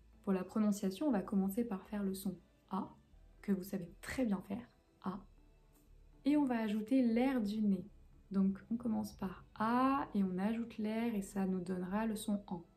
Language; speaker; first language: French; native; French